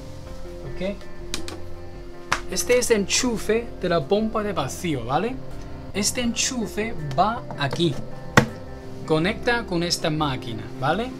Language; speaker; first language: Spanish; non-native, learner; Chinese